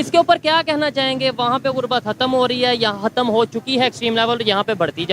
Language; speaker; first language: Urdu; native; Urdu